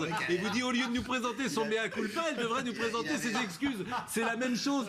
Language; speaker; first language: French; native; French